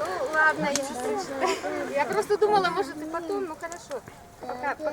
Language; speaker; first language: Russian; native; Russian